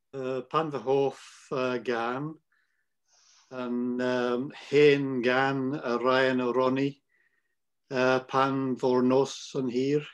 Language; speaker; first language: Welsh; non-native, learner; English